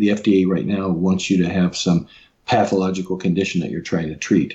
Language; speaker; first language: English; native; English